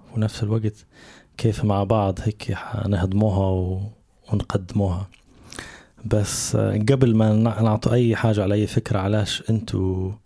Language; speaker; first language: Arabic; native; Arabic